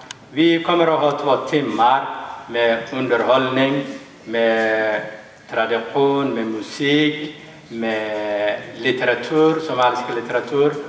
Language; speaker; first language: Swedish; early bilingual, other home language; Somali